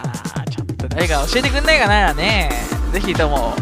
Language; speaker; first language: Japanese; native; Japanese